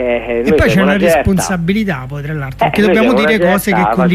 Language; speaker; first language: Italian; native; Italian